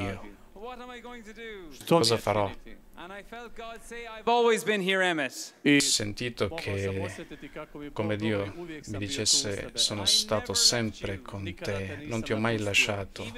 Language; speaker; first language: Italian; non-native, fluent; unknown